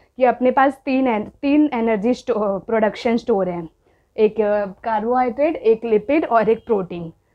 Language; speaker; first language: Hindi; non-native, local second language; Marathi